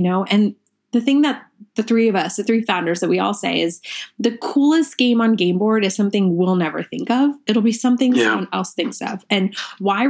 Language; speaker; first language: English; early bilingual, other home language; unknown